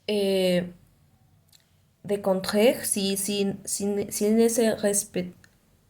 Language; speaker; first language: French; non-native, learner; Spanish